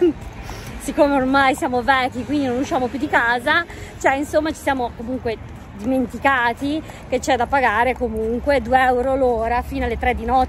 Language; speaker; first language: Italian; native; Italian